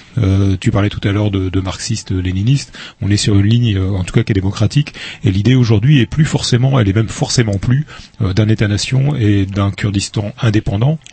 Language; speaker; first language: French; native; French